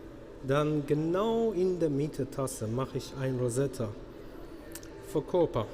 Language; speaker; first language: German; non-native, learner; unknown